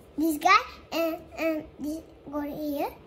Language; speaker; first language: English; non-native, learner; Indonesian